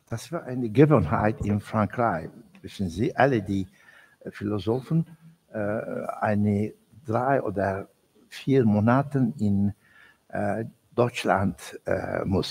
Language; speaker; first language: German; non-native, learner; Turkish